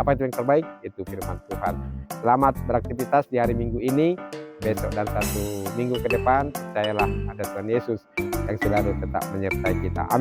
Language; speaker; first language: Indonesian; native; Indonesian